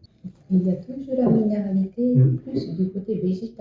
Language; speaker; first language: French; non-native, fluent; Japanese